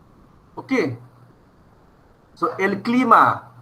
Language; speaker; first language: Spanish; non-native, fluent; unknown